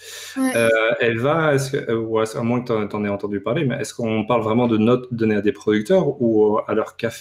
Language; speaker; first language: French; native; French